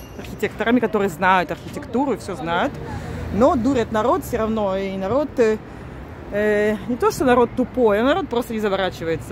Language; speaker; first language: Russian; native; Russian